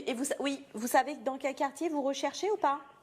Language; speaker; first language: French; native; French